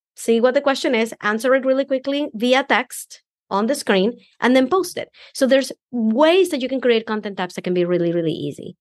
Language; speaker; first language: English; non-native, fluent; Spanish